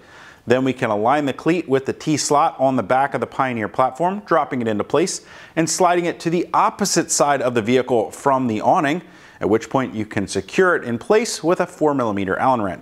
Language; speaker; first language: English; native; English